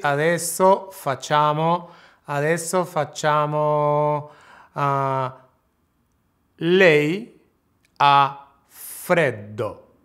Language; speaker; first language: Italian; non-native, fluent; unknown